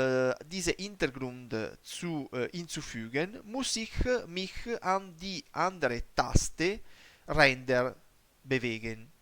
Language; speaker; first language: German; non-native, learner; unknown